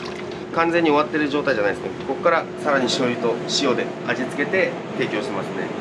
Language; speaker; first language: Japanese; native; Japanese